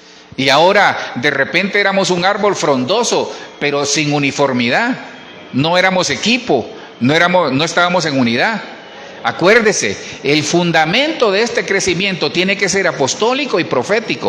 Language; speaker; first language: Spanish; native; Spanish